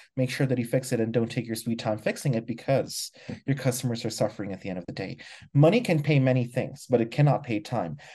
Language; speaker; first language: English; non-native, local second language; Filipino